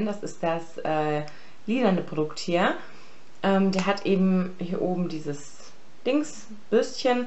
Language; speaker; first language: German; native; German